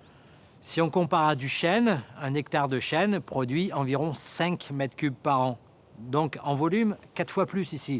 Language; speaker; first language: French; native; French